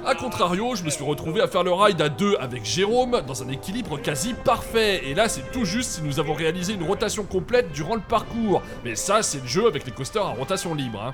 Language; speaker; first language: French; native; French